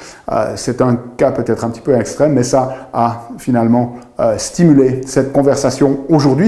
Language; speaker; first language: French; native; French